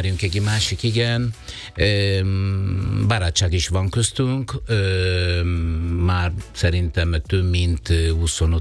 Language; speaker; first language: Hungarian; non-native, fluent; Italian